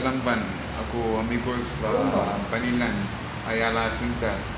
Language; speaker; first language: Cebuano; non-native, learner; Arabic